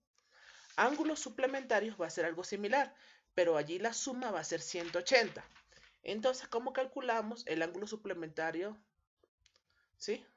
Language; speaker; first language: Spanish; native; Spanish